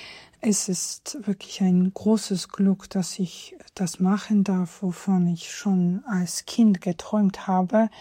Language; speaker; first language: German; non-native, fluent; Georgian